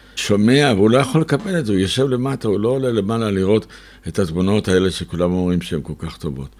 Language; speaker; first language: Hebrew; native; Hebrew